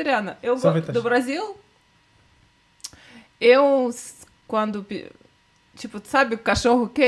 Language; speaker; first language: Portuguese; non-native, fluent; Russian